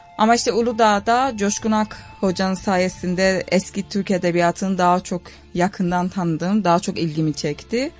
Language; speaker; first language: Turkish; non-native, fluent; Persian